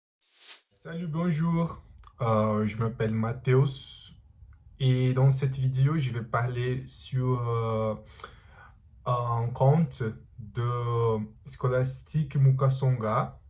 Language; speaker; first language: French; non-native, learner; Portuguese